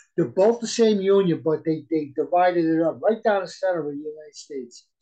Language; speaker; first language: English; native; English